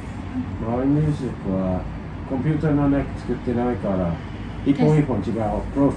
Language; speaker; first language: Japanese; non-native, fluent; English